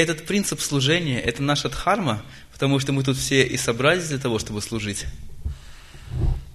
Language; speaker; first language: Russian; native; Russian